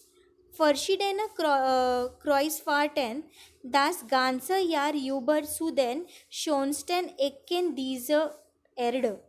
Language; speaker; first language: German; non-native, fluent; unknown